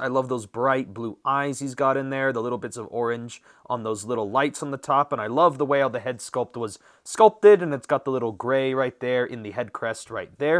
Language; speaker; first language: English; native; English